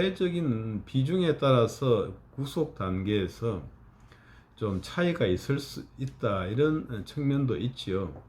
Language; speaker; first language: Korean; native; Korean